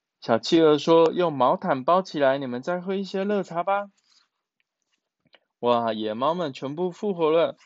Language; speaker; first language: Chinese; native; Chinese